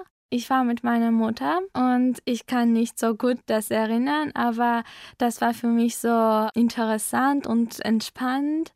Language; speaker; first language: German; non-native, learner; Armenian